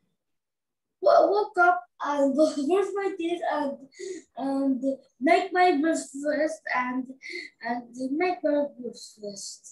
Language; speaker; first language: English; non-native, learner; Arabic